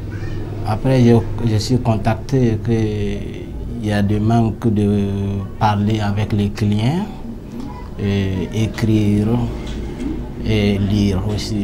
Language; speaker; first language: French; non-native, learner; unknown